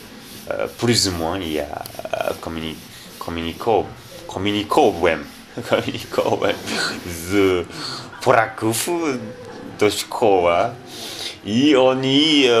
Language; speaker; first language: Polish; non-native, learner; Japanese